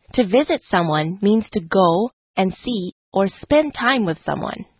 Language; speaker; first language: English; non-native, fluent; Chinese